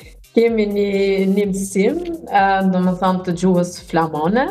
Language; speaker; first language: Albanian; early bilingual, heritage; Albanian